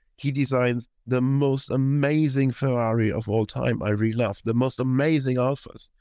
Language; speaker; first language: English; non-native, fluent; German